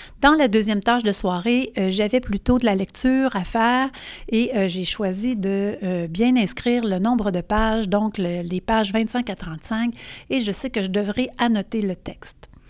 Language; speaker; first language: French; native; French